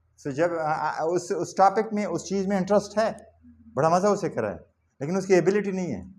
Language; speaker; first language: Urdu; non-native, local second language; Saraiki